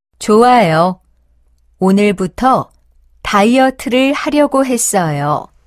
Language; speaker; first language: Korean; native; Korean